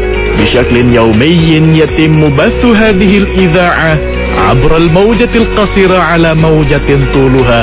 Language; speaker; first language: Arabic; non-native, fluent; Indonesian